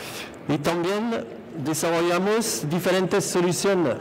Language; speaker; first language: Spanish; non-native, fluent; French